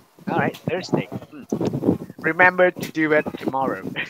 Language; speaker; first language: English; non-native, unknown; Vietnamese